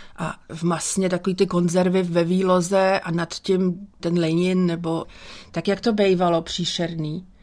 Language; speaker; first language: Czech; native; Czech